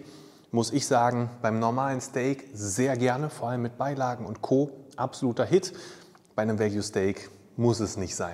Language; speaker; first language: German; native; German